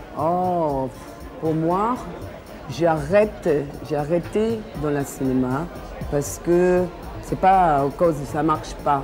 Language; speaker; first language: French; non-native, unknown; English